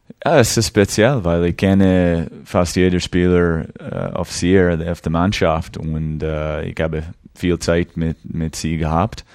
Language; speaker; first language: German; early bilingual, heritage; English